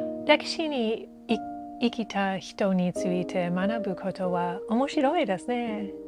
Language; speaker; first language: Japanese; non-native, learner; English